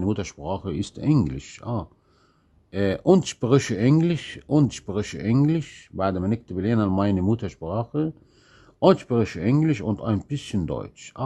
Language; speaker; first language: German; non-native, fluent; Arabic